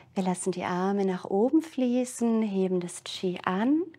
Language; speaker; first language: German; native; German